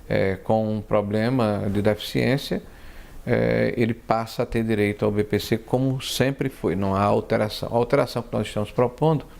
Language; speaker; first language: Portuguese; native; Portuguese